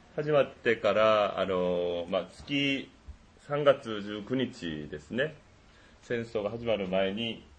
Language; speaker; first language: Japanese; non-native, fluent; Korean